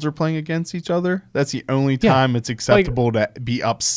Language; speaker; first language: English; native; English